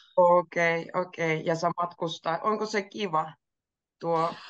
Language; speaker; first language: Finnish; native; Finnish